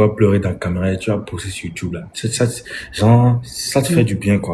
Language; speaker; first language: French; non-native, local second language; Lingala